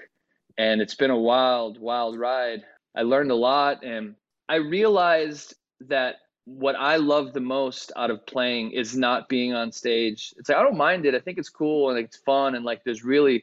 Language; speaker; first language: English; early bilingual, other home language; Greek